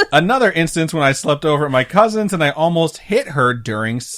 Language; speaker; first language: English; native; English